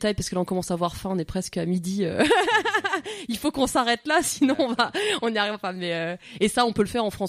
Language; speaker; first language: French; native; French